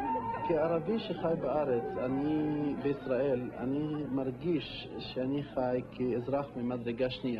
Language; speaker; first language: Hebrew; non-native, local second language; Arabic